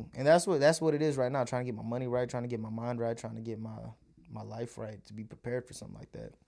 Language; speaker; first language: English; early bilingual, other home language; Malayalam